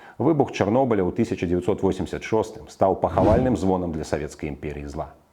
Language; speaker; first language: Belarusian; native; Belarusian